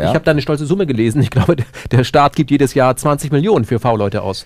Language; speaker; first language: German; native; German